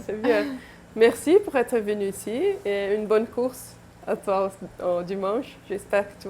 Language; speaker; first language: French; non-native, learner; Portuguese